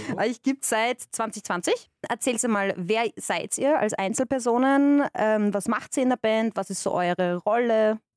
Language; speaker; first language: German; native; German